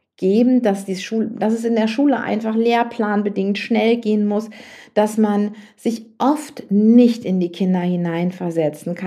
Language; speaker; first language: German; native; German